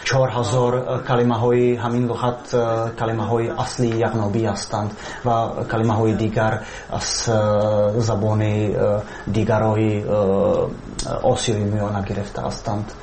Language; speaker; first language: Persian; non-native, fluent; Czech